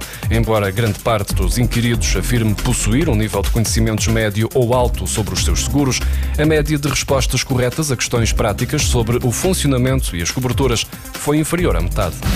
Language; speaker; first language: Portuguese; native; Portuguese